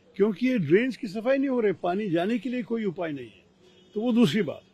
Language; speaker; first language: Hindi; non-native, local second language; Malayalam